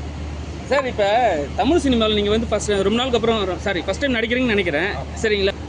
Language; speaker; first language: Tamil; native; Tamil